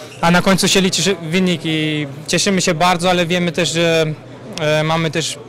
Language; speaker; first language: Polish; early bilingual, heritage; Polish